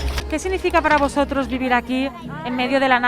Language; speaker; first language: Spanish; non-native, local second language; Catalan